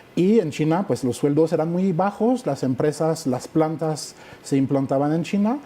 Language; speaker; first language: Spanish; non-native, fluent; French